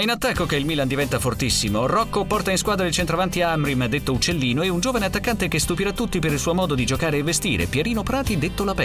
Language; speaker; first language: Italian; native; Italian